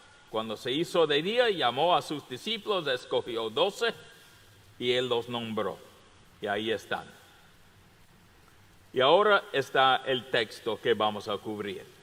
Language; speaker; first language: Spanish; non-native, fluent; English